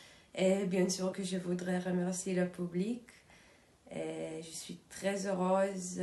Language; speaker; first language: French; non-native, fluent; Hebrew